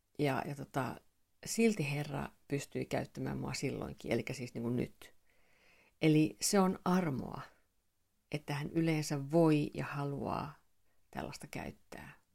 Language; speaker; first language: Finnish; non-native, local second language; Swedish